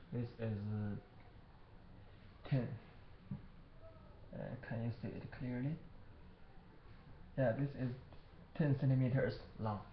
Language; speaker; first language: English; non-native, learner; Chinese